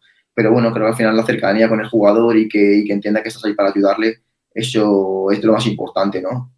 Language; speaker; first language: Spanish; native; Spanish